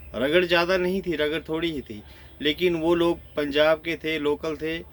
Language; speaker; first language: Hindi; native; Hindi